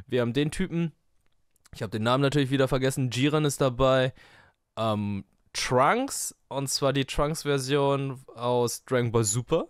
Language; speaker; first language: German; native; German